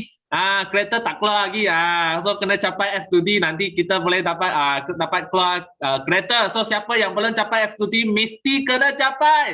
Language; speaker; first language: Malay; native; Malay